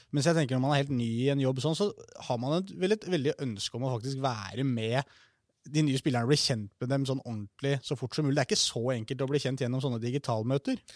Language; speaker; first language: Norwegian; native; Norwegian